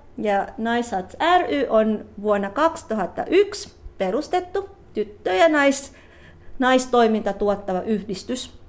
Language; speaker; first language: Finnish; non-native, fluent; Filipino